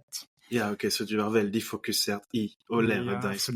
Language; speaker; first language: Norwegian; non-native, fluent; French